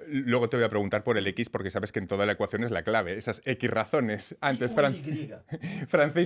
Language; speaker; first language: Spanish; native; Spanish